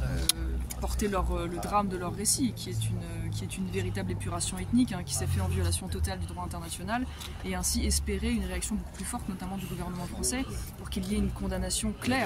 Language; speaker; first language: French; native; French